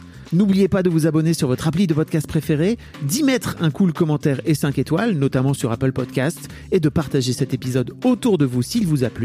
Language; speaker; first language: French; native; French